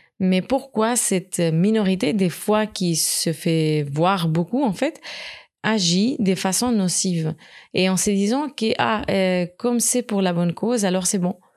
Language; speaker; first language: French; non-native, fluent; Spanish